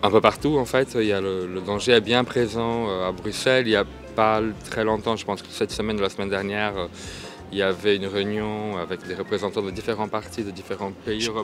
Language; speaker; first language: French; native; French